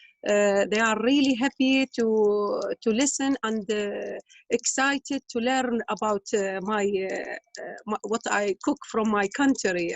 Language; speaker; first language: English; non-native, learner; Arabic